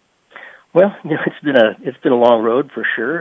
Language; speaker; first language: English; native; English